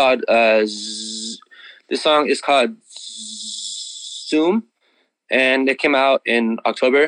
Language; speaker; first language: English; native; English